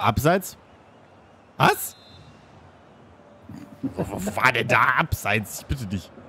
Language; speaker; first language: German; native; German